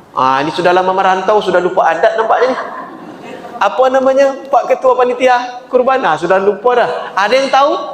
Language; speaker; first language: Malay; native; Malay